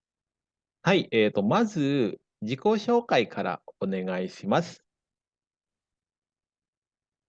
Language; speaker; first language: Japanese; non-native, fluent; Indonesian